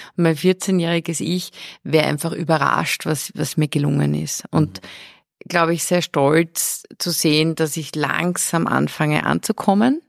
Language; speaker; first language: German; early bilingual, heritage; German